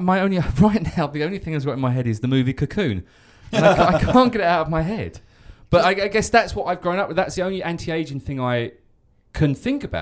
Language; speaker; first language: English; native; English